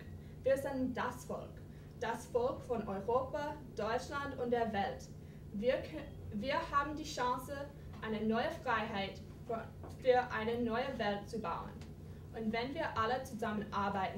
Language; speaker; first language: German; non-native, fluent; English